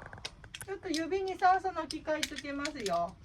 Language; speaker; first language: Japanese; native; Japanese